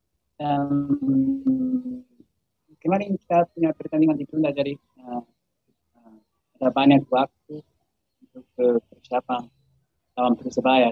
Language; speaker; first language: Indonesian; non-native, learner; Japanese